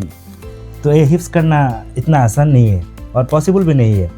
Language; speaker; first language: Hindi; non-native, fluent; Bangla